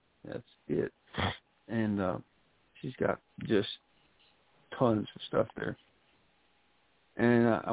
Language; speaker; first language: English; native; English